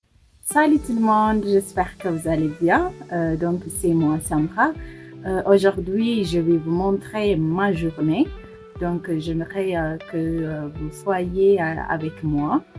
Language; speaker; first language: French; non-native, fluent; Amharic